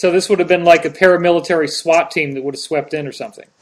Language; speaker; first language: English; native; English